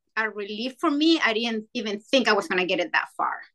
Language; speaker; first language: English; non-native, fluent; Spanish